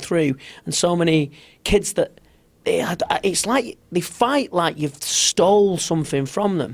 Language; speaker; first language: English; native; English